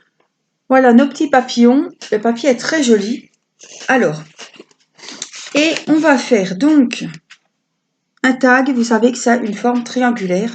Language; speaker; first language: French; native; French